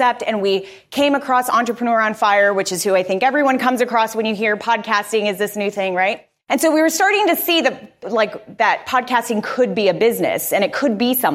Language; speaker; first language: English; native; English